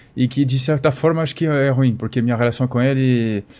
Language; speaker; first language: Portuguese; non-native, fluent; French